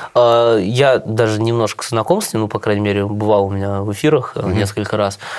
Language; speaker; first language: Russian; native; Russian